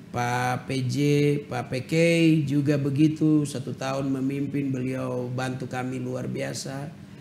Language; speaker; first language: Indonesian; native; Indonesian